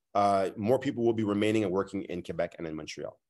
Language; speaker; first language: English; early bilingual, other home language; French